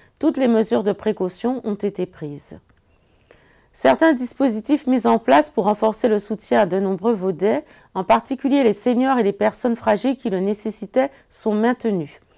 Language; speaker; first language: French; native; French